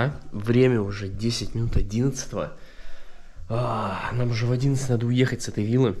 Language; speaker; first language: Russian; native; Russian